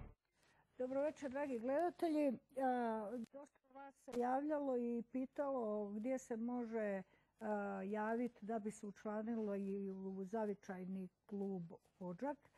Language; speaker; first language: Croatian; native; Croatian